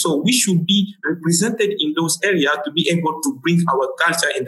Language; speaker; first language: English; non-native, fluent; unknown